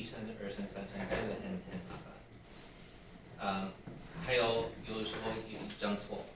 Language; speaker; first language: Chinese; non-native, learner; English